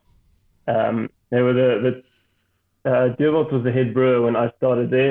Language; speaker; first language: English; native; English